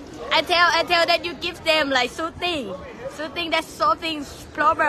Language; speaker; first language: English; non-native, learner; Thai